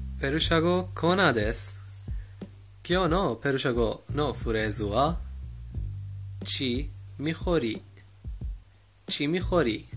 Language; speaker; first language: Japanese; non-native, learner; Persian